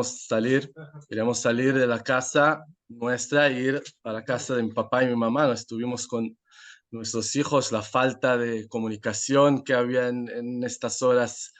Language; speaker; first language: Spanish; non-native, fluent; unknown